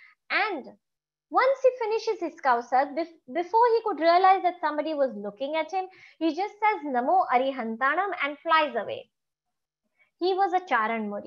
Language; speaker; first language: English; non-native, local second language; Gujarati